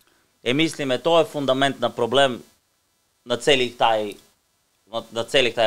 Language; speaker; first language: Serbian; non-native, learner; Bulgarian